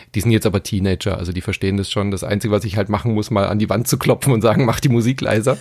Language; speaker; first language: German; native; German